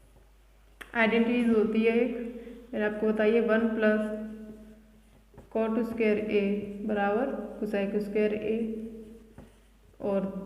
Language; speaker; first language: Hindi; native; Hindi